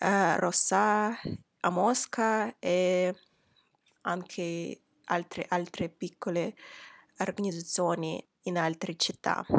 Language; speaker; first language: Italian; non-native, fluent; Russian